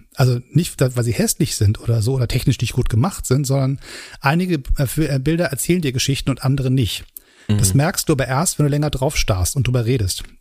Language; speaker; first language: German; native; German